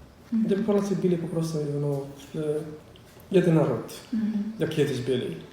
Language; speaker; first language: Polish; non-native, fluent; Somali